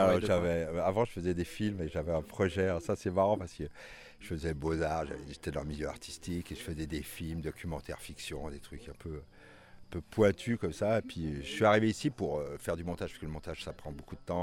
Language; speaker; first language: French; native; French